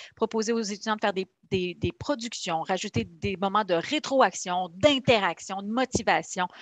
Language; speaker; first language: French; native; French